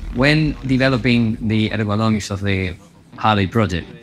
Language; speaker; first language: English; non-native, fluent; Spanish